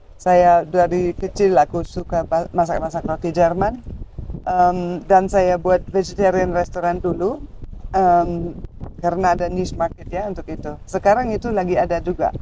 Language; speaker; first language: Indonesian; non-native, fluent; German